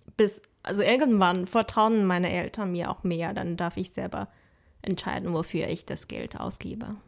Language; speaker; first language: German; non-native, fluent; Chinese